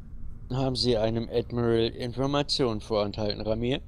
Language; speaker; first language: German; native; German